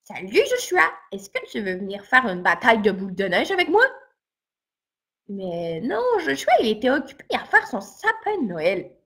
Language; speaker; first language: French; native; French